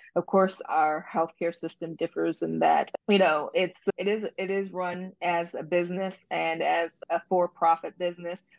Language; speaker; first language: English; native; English